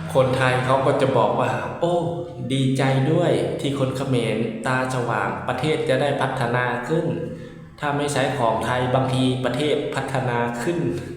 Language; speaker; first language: Thai; native; Thai